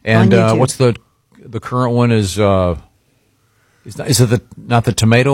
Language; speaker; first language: English; native; English